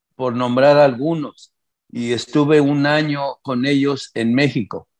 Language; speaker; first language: Spanish; native; Spanish